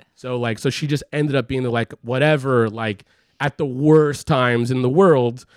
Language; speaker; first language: English; native; English